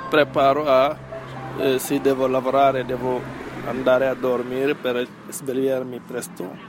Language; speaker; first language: Italian; non-native, fluent; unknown